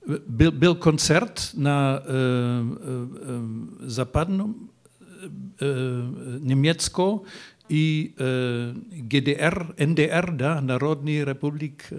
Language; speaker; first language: Czech; non-native, learner; Dutch